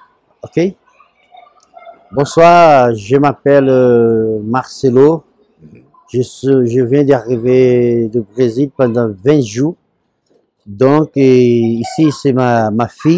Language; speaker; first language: French; non-native, learner; Portuguese